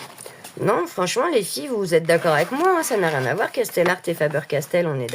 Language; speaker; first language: French; native; French